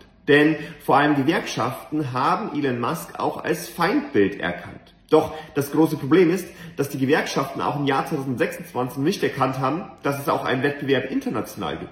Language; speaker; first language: German; native; German